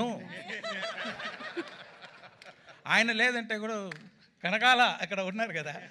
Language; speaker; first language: Telugu; non-native, learner; Tamil